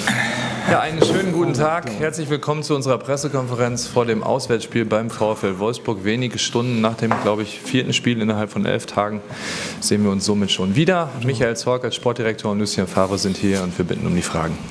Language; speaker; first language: German; native; German